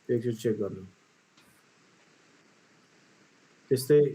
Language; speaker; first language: Nepali; native; Nepali